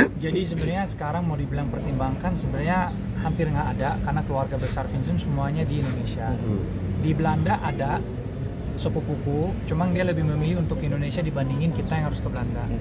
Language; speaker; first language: Indonesian; non-native, fluent; Dutch